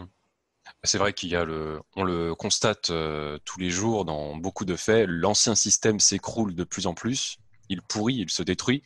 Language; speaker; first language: French; native; French